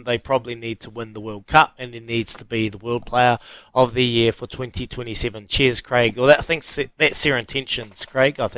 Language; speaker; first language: English; native; English